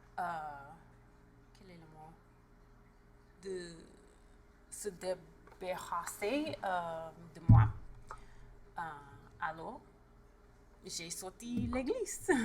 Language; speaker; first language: French; non-native, learner; English